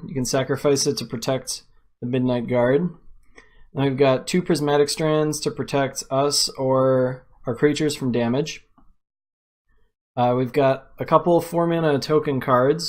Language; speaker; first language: English; native; English